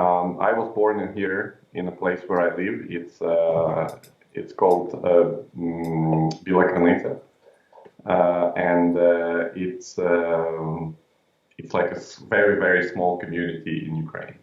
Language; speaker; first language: English; non-native, fluent; Ukrainian